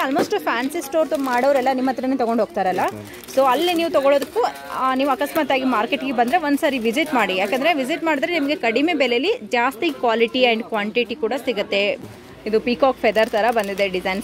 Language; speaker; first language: Kannada; native; Kannada